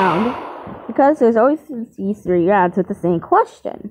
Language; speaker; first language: English; native; English